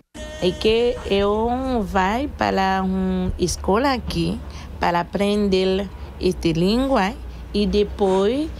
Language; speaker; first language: Portuguese; non-native, learner; Haitian Creole